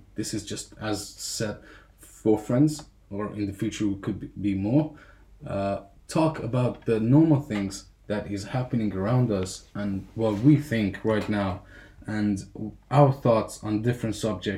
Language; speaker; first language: English; non-native, fluent; Persian